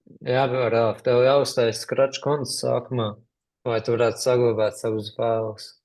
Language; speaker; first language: Latvian; native; Latvian